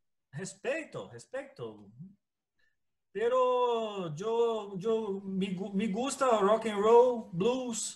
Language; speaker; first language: Spanish; non-native, learner; Portuguese